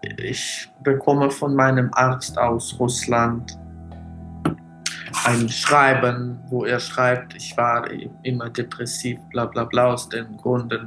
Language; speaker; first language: German; non-native, fluent; Russian